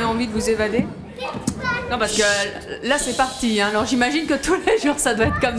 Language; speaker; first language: French; native; French